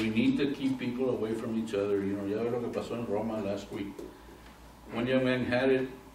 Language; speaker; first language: English; early bilingual, other home language; Spanish